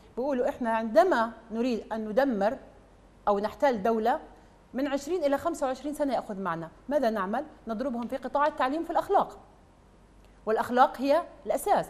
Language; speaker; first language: Arabic; native; Arabic